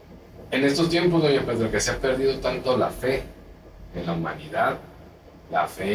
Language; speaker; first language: Spanish; native; Spanish